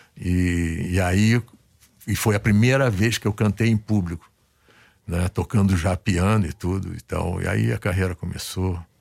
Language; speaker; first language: Portuguese; native; Portuguese